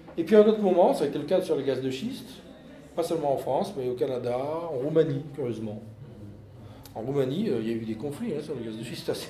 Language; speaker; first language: French; native; French